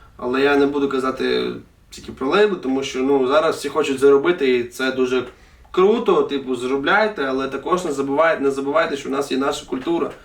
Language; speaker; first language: Ukrainian; non-native, local second language; Russian